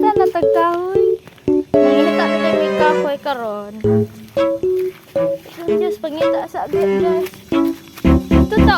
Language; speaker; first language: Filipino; non-native, local second language; Cebuano